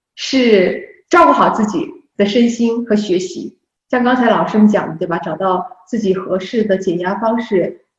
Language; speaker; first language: Chinese; native; Chinese